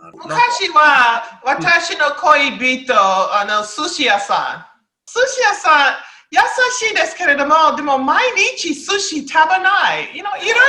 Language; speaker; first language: Japanese; non-native, learner; English